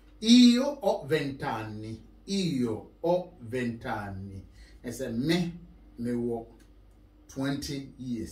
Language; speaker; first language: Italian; non-native, learner; Akan